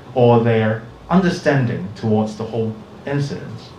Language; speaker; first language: English; non-native, local second language; Cantonese